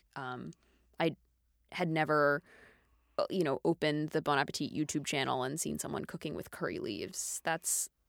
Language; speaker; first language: English; native; English